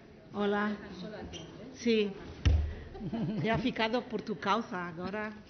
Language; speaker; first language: Spanish; non-native, learner; Portuguese